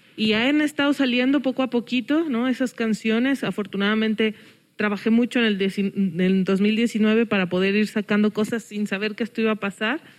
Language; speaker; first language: Spanish; early bilingual, heritage; English